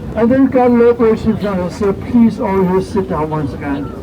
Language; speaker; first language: English; non-native, fluent; Danish